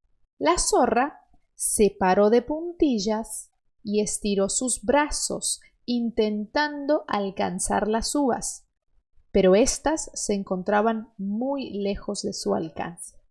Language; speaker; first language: Spanish; non-native, fluent; Portuguese